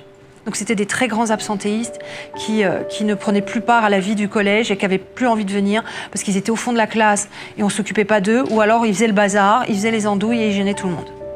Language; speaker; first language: French; native; French